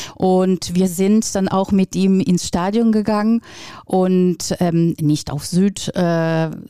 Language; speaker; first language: German; non-native, fluent; Italian